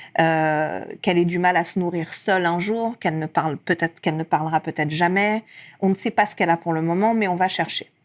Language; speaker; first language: French; early bilingual, other home language; Persian